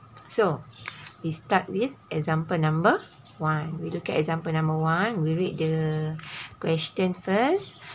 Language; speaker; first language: English; non-native, local second language; Malay